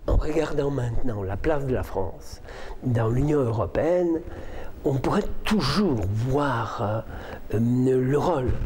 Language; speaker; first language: French; non-native, fluent; Polish